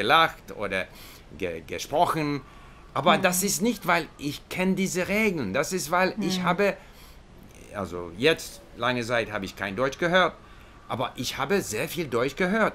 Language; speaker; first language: German; non-native, learner; English